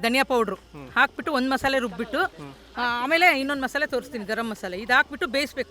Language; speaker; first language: Kannada; native; Kannada